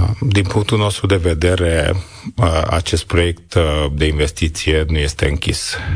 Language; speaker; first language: Romanian; non-native, local second language; Hungarian